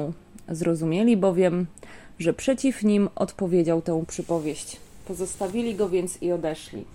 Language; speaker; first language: Polish; native; Polish